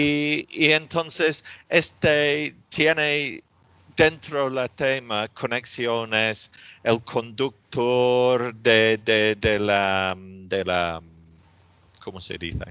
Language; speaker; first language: Spanish; non-native, learner; English